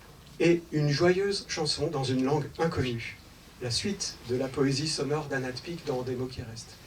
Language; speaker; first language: French; native; French